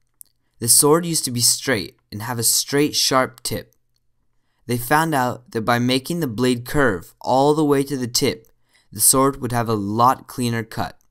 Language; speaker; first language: English; native; English